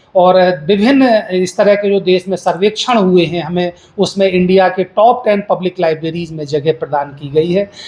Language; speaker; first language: Hindi; native; Hindi